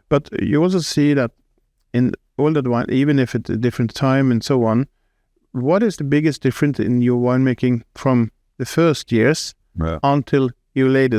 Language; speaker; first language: English; non-native, fluent; Norwegian